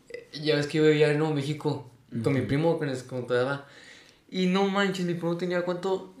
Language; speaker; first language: Spanish; native; Spanish